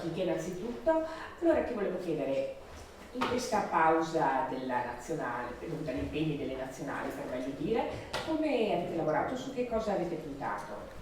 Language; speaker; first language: Italian; native; Italian